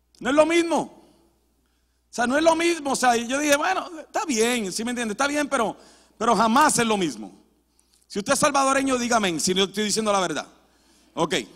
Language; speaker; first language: Spanish; early bilingual, heritage; Spanish